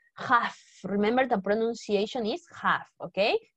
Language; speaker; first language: English; non-native, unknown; Spanish